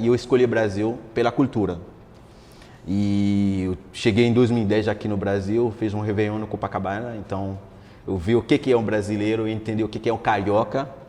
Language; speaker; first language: Portuguese; non-native, fluent; Haitian Creole